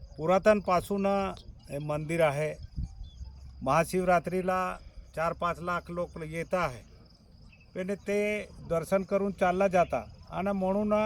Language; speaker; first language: Marathi; non-native, local second language; Bhili